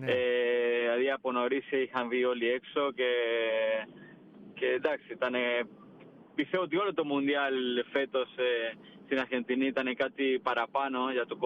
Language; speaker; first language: Greek; non-native, fluent; Spanish